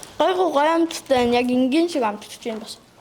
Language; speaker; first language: Mongolian; early bilingual, heritage; Mongolian